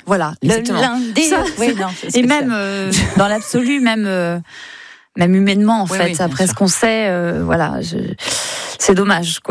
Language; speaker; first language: French; native; French